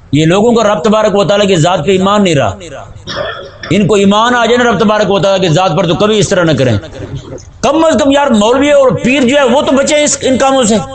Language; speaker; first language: Urdu; non-native, local second language; Punjabi